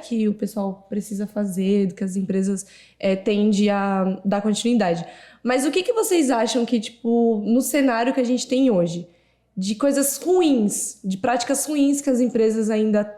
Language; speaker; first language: Portuguese; native; Portuguese